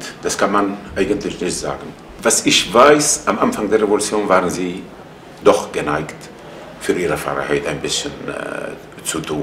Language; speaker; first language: German; non-native, fluent; Arabic